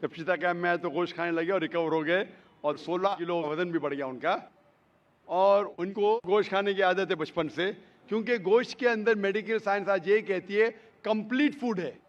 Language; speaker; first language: Hindi; native; Hindi